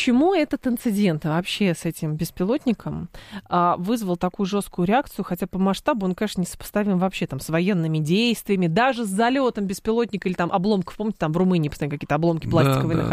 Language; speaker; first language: Russian; native; Russian